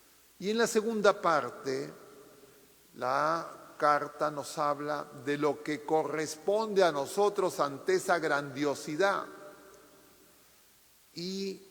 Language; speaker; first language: Spanish; native; Spanish